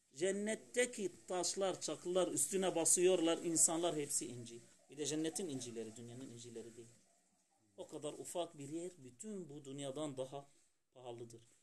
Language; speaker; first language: Turkish; non-native, fluent; Arabic